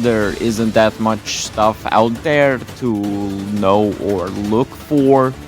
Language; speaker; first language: English; non-native, fluent; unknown